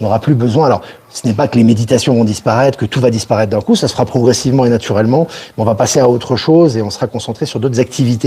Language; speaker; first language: French; native; French